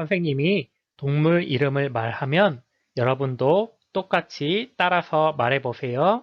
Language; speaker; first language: Korean; native; Korean